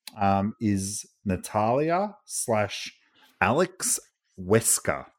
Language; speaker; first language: English; native; English